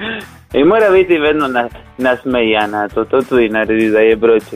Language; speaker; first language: Slovenian; non-native, fluent; Spanish